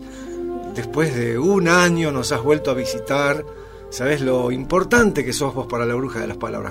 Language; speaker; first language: Spanish; native; Spanish